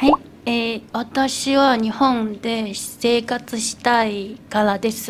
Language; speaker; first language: Japanese; non-native, fluent; Chinese